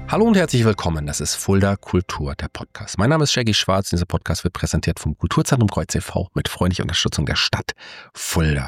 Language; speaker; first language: German; native; German